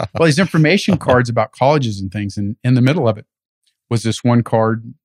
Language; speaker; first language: English; native; English